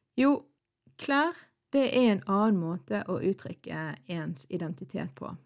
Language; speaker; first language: Norwegian; early bilingual, other home language; Arabic